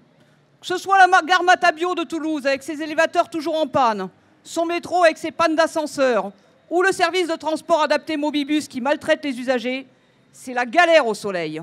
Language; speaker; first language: French; native; French